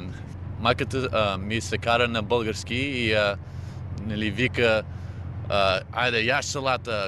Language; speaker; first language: Bulgarian; early bilingual, heritage; English